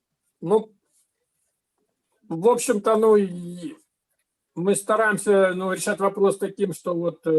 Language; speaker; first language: Russian; native; Russian